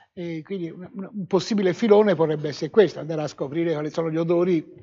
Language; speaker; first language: Italian; native; Italian